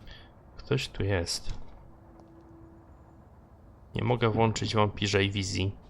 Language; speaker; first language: Polish; native; Polish